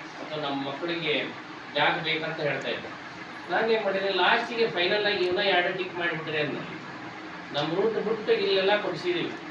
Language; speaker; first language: Kannada; native; Kannada